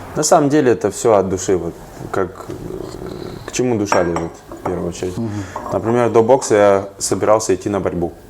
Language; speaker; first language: Russian; native; Russian